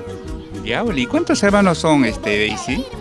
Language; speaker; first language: Spanish; native; Spanish